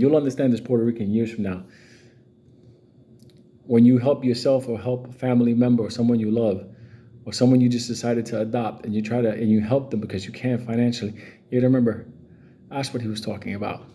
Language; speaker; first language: English; native; English